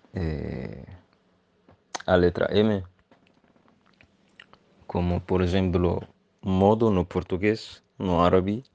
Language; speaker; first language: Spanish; non-native, learner; Arabic